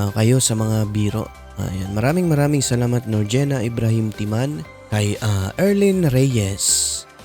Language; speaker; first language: Filipino; non-native, local second language; Cebuano